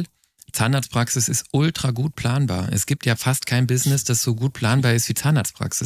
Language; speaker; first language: German; native; German